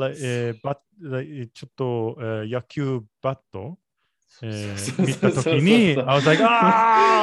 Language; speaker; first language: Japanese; non-native, learner; English